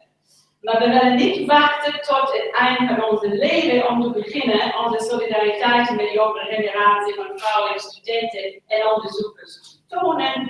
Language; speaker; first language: Dutch; non-native, fluent; English